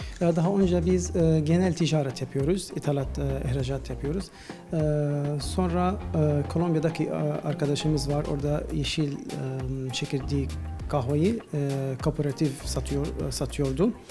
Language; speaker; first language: Turkish; non-native, learner; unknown